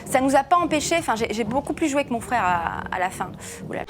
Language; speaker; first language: French; native; French